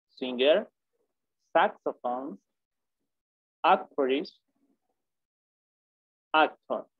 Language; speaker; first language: English; non-native, fluent; Spanish